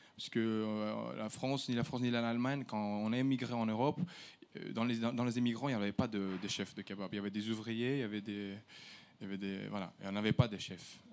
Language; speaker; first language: French; early bilingual, other home language; Turkish